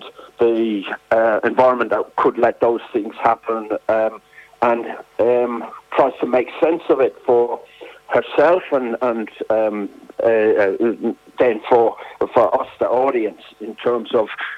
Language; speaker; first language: English; native; English